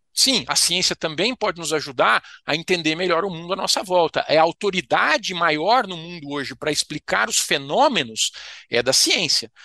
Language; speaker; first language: Portuguese; native; Portuguese